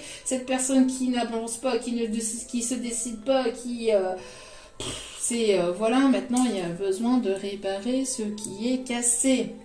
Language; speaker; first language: French; native; French